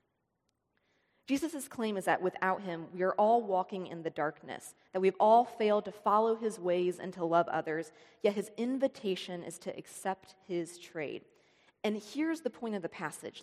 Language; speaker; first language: English; native; English